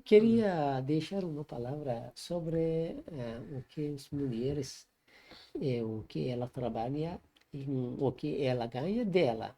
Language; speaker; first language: Portuguese; non-native, learner; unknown